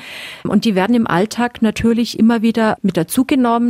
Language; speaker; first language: German; native; German